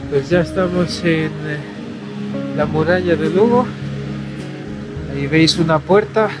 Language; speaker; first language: Spanish; non-native, fluent; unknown